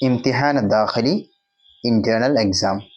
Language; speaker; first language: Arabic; non-native, fluent; Malayalam